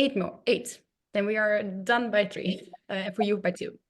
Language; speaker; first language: English; non-native, fluent; Dutch